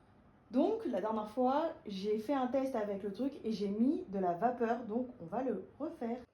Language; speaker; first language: French; native; French